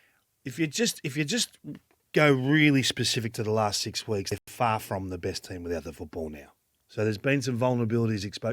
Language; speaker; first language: English; native; English